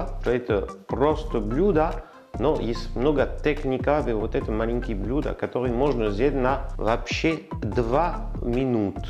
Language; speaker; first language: Russian; non-native, learner; French